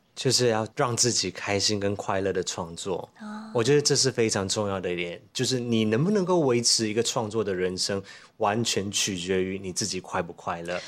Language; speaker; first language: Chinese; native; Chinese